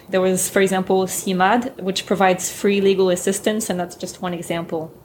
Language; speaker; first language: English; early bilingual, other home language; French